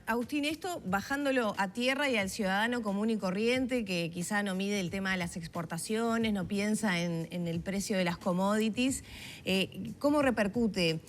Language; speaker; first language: Spanish; native; Spanish